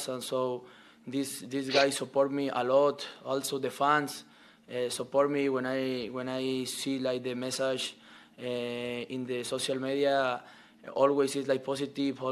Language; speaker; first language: English; non-native, learner; Spanish